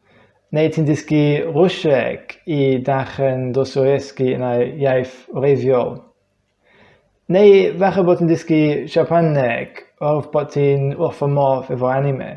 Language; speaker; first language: Welsh; non-native, fluent; English